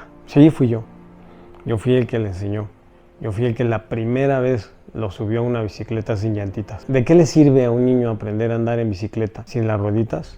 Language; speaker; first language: Spanish; native; Spanish